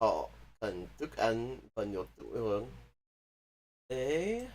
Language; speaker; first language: Vietnamese; non-native, learner; English